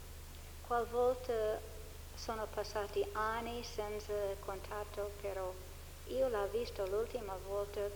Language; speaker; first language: Italian; non-native, fluent; English